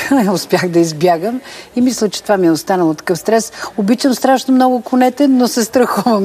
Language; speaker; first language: Bulgarian; native; Bulgarian